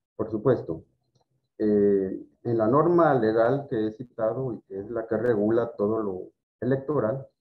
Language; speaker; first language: Spanish; native; Spanish